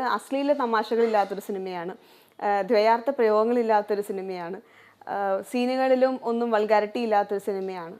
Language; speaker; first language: Malayalam; native; Malayalam